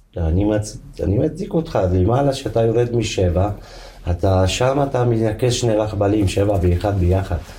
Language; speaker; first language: Hebrew; non-native, local second language; Arabic